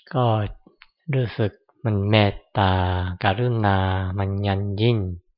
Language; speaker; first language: Thai; non-native, fluent; Japanese